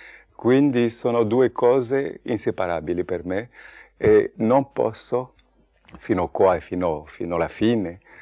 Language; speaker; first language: Italian; non-native, fluent; French